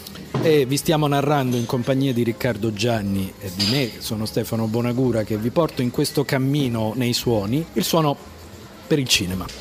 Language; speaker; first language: Italian; native; Italian